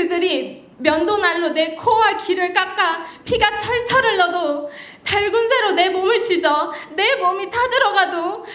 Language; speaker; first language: Korean; early bilingual, heritage; Korean